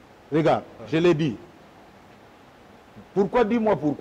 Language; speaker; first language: French; non-native, local second language; Lingala